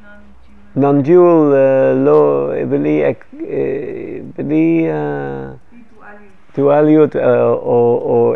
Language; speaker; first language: Hebrew; non-native, fluent; English